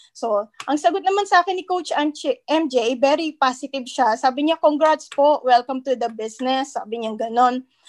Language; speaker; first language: Filipino; native; Filipino